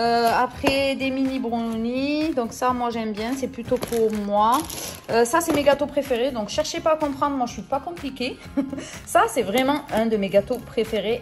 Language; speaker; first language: French; native; French